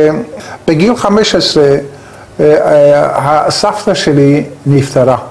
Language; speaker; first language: Hebrew; non-native, learner; Persian